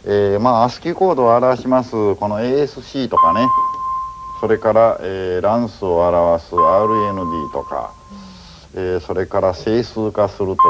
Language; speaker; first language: Japanese; native; Japanese